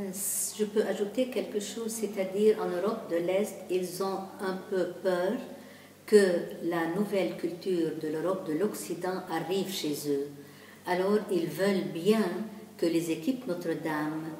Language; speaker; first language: French; non-native, local second language; Arabic